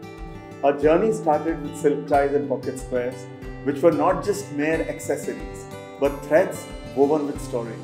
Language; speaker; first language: English; non-native, local second language; Hindi